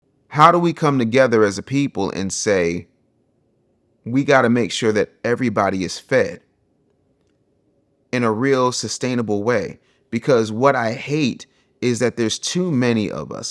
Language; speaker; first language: English; native; English